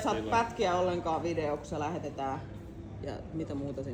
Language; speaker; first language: Finnish; native; Finnish